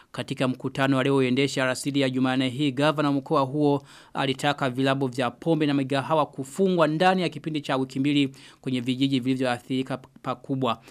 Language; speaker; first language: Swahili; non-native, local second language; Rundi